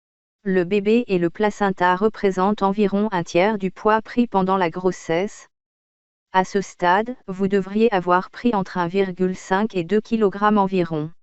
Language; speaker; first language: French; native; French